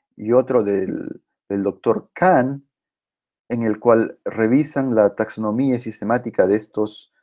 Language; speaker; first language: Spanish; native; Spanish